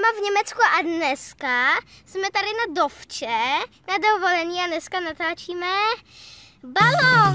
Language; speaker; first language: Czech; early bilingual, heritage; Czech